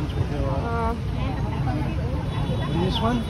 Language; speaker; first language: English; native; English